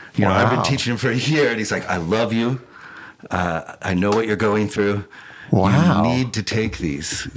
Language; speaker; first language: English; native; English